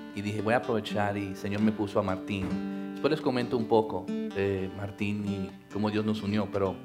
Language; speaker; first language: Spanish; early bilingual, heritage; Spanish